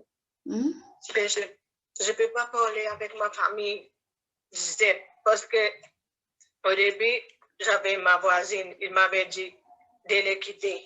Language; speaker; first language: French; non-native, learner; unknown